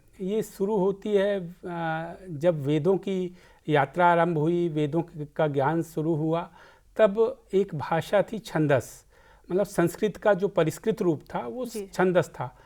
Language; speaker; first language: Hindi; native; Hindi